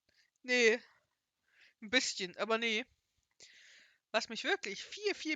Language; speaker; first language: German; native; German